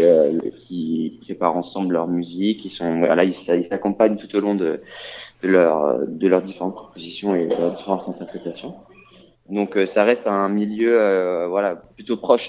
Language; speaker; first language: French; native; French